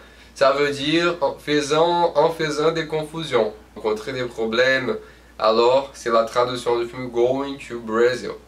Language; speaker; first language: French; non-native, fluent; Portuguese